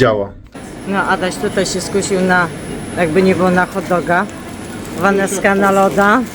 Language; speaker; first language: Polish; native; Polish